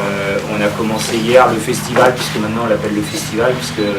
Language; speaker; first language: French; native; French